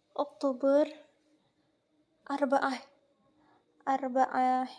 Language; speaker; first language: Arabic; non-native, learner; Indonesian